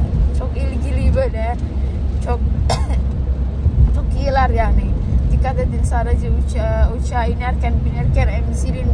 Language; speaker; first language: Turkish; non-native, learner; Indonesian